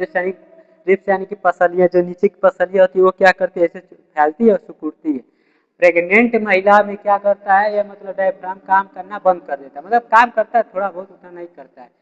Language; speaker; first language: Hindi; native; Hindi